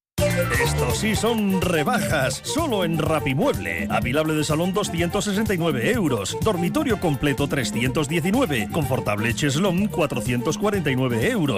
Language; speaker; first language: Spanish; native; Spanish